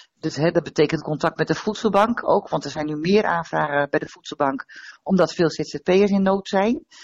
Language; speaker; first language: Dutch; native; Dutch